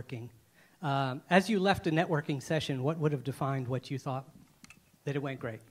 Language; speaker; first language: English; native; English